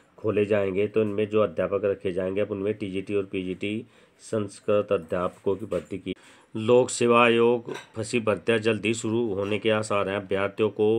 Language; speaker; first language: Hindi; native; Hindi